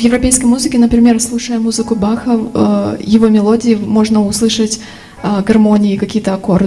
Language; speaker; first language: Russian; native; Russian